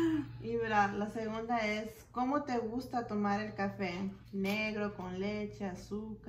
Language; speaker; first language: Spanish; early bilingual, heritage; Spanish